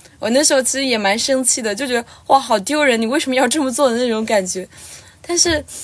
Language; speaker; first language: Chinese; non-native, local second language; Tibetan